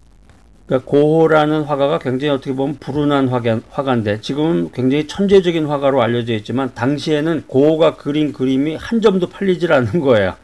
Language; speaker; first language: Korean; native; Korean